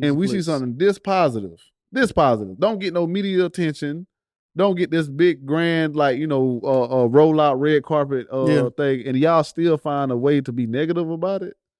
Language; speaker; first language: English; native; English